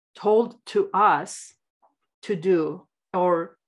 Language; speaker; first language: English; non-native, fluent; Turkish